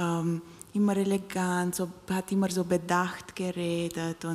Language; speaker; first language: German; non-native, fluent; Romanian